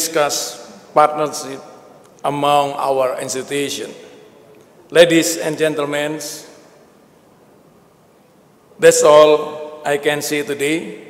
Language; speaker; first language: English; non-native, learner; Indonesian